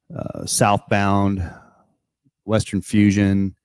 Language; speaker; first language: English; native; English